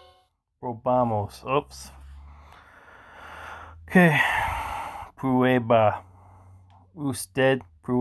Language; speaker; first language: Spanish; non-native, learner; English